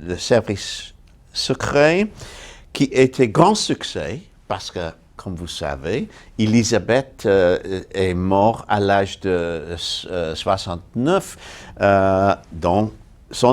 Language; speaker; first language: French; non-native, fluent; English